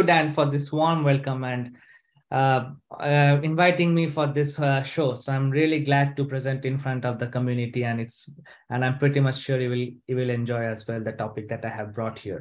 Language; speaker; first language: English; non-native, local second language; Bangla